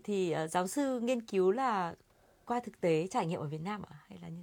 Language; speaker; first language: Vietnamese; native; Vietnamese